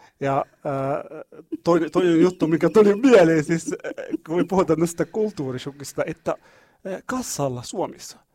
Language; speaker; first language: Finnish; non-native, learner; Arabic